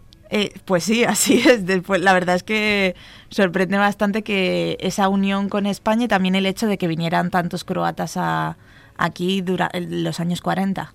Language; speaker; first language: Spanish; native; Spanish